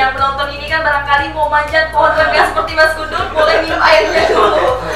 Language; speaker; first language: Indonesian; native; Indonesian